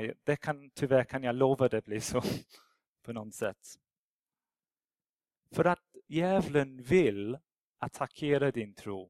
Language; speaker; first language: Swedish; non-native, fluent; English